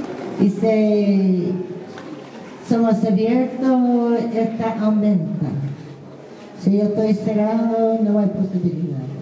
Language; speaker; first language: Spanish; non-native, fluent; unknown